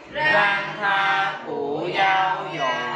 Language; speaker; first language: Chinese; non-native, learner; Vietnamese